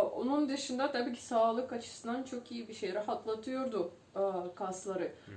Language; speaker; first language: Turkish; non-native, fluent; Russian